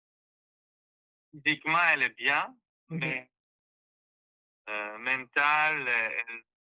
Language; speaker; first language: French; non-native, learner; Hebrew